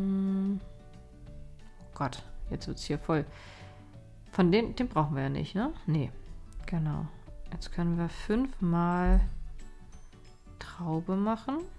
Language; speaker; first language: German; native; German